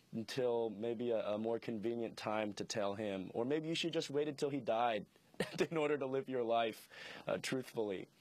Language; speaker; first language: English; native; English